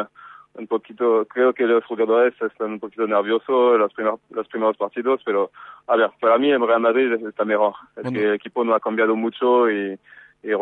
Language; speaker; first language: Spanish; non-native, fluent; French